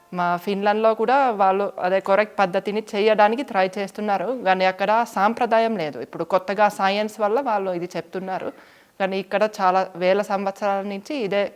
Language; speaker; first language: Telugu; non-native, fluent; Finnish